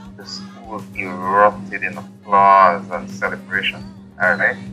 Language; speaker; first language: English; native; English